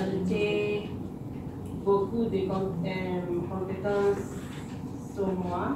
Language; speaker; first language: French; non-native, learner; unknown